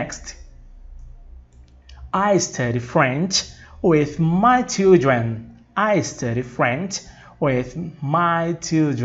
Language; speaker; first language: English; non-native, fluent; Portuguese